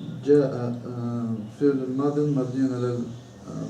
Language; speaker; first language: Arabic; non-native, learner; Chechen